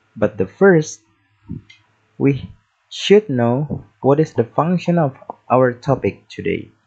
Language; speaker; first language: English; non-native, fluent; Indonesian